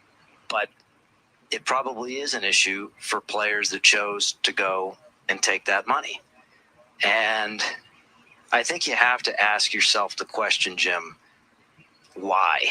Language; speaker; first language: English; native; English